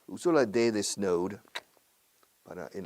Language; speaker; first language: Spanish; non-native, fluent; English